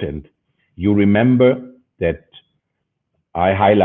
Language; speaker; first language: English; non-native, fluent; German